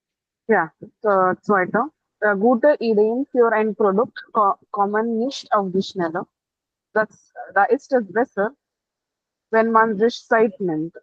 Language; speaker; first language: German; non-native, learner; Hindi